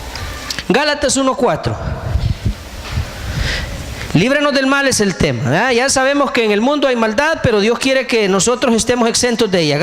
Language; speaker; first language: Spanish; native; Spanish